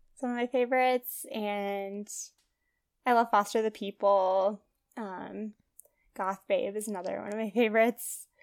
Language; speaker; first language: English; native; English